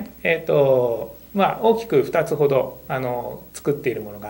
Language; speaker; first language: Japanese; native; Japanese